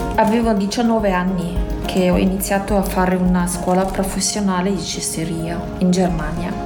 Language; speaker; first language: Italian; non-native, fluent; German